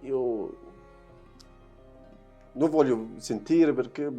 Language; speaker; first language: Italian; non-native, learner; Arabic